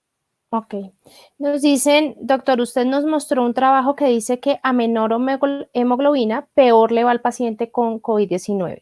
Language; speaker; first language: Spanish; native; Spanish